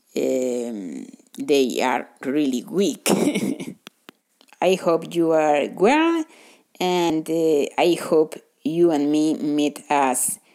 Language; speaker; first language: English; non-native, fluent; Spanish